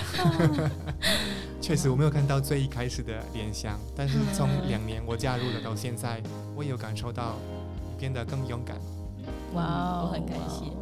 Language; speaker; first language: Chinese; non-native, fluent; Spanish